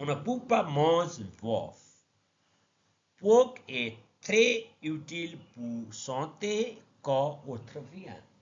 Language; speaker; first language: French; non-native, learner; Nepali